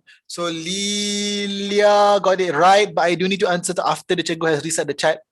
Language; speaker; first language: English; non-native, local second language; Malay